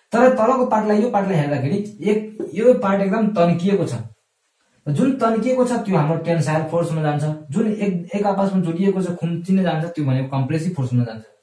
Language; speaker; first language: Nepali; non-native, local second language; Maithili